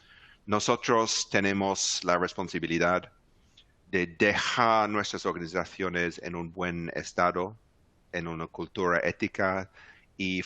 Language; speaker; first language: Spanish; non-native, fluent; English